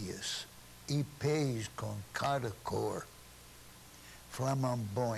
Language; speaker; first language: Portuguese; non-native, fluent; English